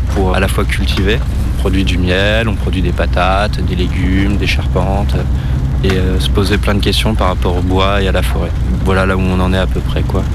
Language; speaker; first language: French; native; French